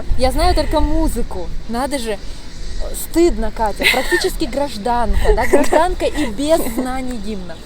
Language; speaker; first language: Russian; native; Russian